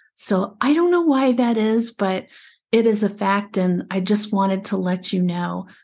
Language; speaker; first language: English; native; English